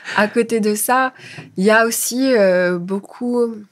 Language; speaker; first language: French; native; French